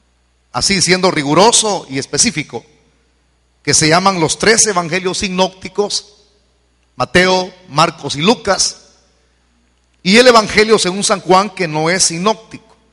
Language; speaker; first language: Spanish; native; Spanish